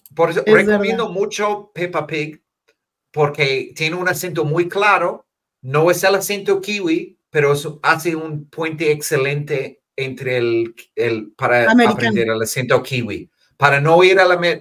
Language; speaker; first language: Spanish; non-native, fluent; English